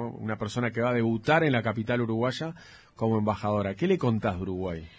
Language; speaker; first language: Spanish; native; Spanish